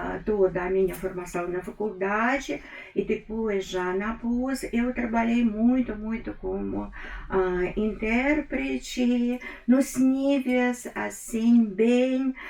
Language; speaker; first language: Portuguese; non-native, fluent; Russian